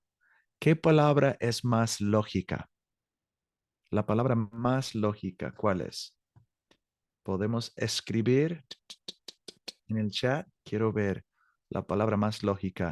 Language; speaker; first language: Spanish; non-native, fluent; English